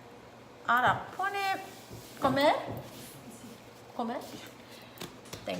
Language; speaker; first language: Spanish; non-native, learner; English